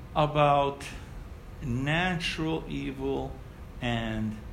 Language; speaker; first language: English; early bilingual, other home language; Ukrainian